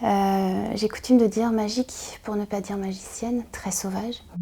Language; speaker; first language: French; native; French